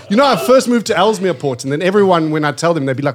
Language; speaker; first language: English; native; English